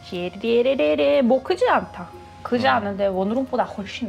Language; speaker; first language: Korean; non-native, learner; Russian